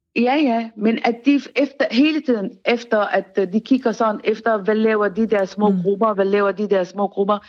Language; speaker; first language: Danish; non-native, fluent; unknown